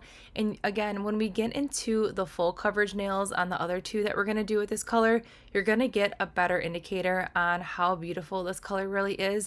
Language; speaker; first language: English; native; English